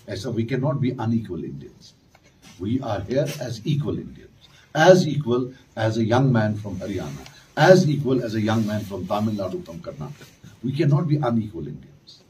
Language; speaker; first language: Urdu; non-native, local second language; Kashmiri